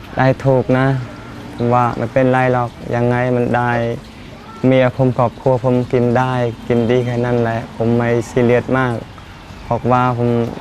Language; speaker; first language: Thai; non-native, fluent; Khmer